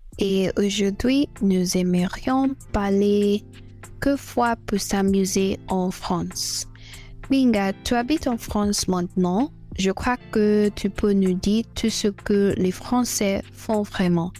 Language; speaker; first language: French; non-native, fluent; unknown